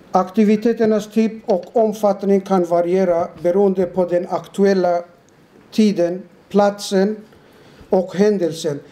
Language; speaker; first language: Swedish; non-native, fluent; Turoyo